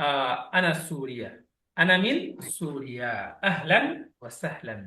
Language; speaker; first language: Arabic; non-native, fluent; Bangla